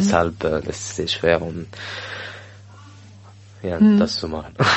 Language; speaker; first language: German; non-native, learner; Arabic